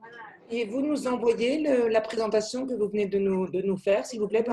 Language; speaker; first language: French; native; French